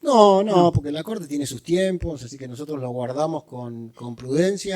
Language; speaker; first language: Spanish; native; Spanish